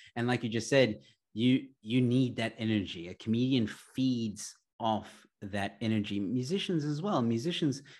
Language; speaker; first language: English; early bilingual, other home language; Arabic